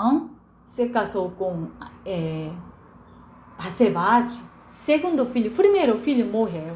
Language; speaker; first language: Portuguese; non-native, learner; Korean